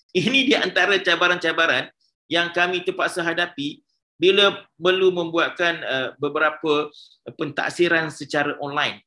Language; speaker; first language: Malay; native; Malay